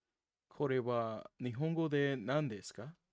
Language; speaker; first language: Japanese; non-native, learner; English